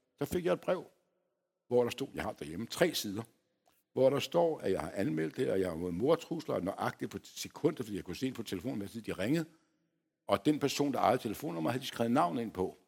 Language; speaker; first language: Danish; early bilingual, other home language; Polish